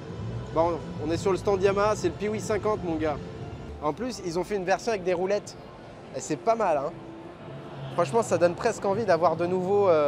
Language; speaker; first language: French; native; French